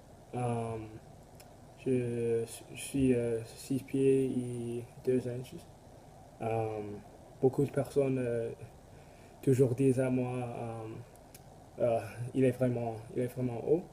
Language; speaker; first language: French; non-native, learner; English